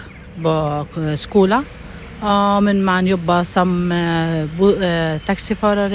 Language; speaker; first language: Swedish; non-native, learner; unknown